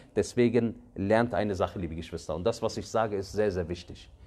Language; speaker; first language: German; early bilingual, other home language; Arabic